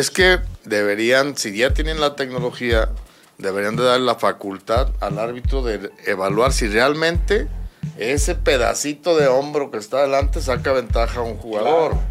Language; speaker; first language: Spanish; native; Spanish